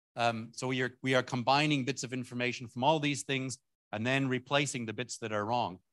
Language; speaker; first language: English; native; English